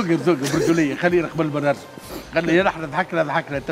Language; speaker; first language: Arabic; native; Arabic